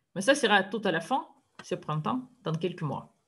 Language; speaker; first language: French; non-native, fluent; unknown